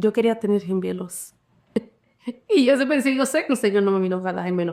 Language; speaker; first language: Spanish; early bilingual, heritage; Spanish